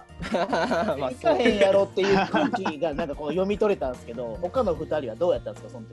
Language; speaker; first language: Japanese; native; Japanese